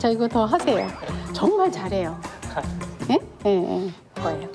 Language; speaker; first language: Korean; native; Korean